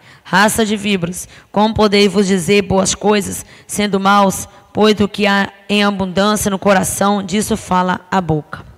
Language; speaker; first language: Portuguese; native; Portuguese